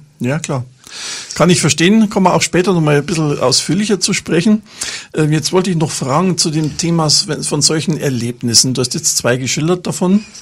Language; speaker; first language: German; native; German